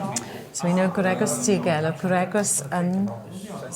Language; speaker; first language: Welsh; non-native, learner; English